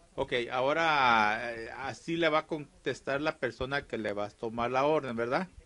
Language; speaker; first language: Spanish; early bilingual, heritage; Spanish